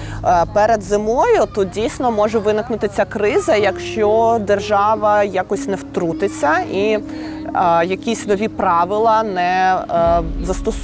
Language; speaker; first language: Ukrainian; native; Ukrainian